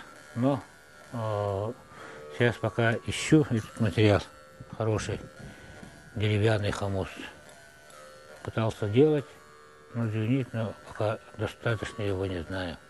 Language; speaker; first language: Russian; non-native, local second language; Yakut